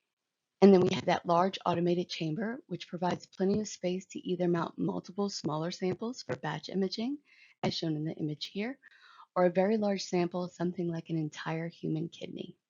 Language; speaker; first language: English; native; English